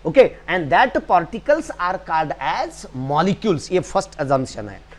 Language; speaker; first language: Hindi; non-native, local second language; Marathi